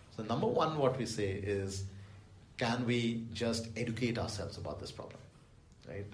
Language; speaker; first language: English; non-native, local second language; Bangla